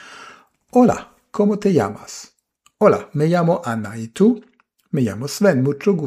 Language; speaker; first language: Spanish; non-native, fluent; German